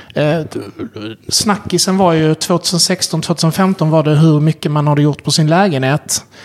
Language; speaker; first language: Swedish; native; Swedish